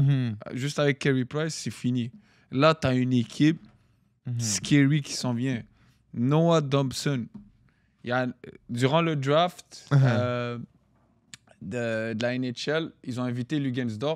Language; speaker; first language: French; native; French